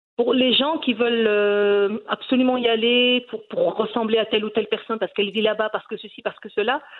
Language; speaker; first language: French; early bilingual, other home language; Riffian